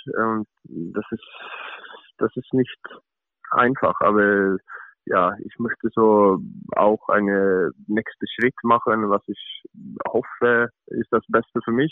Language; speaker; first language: German; non-native, fluent; Swedish